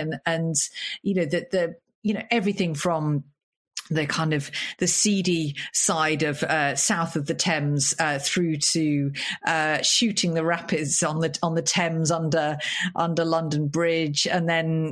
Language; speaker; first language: English; native; English